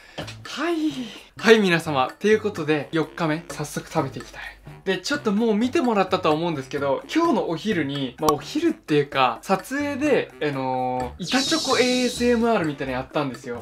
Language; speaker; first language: Japanese; native; Japanese